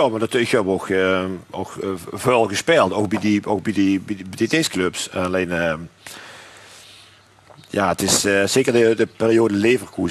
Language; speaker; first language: Dutch; native; Dutch